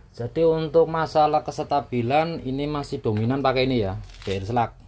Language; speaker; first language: Indonesian; non-native, local second language; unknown